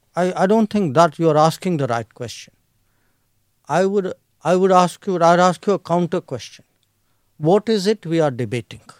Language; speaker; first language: English; non-native, local second language; Hindi